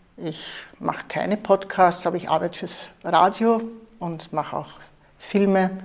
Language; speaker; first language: German; early bilingual, other home language; Arabic